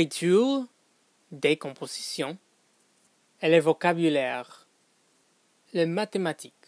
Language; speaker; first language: French; non-native, fluent; English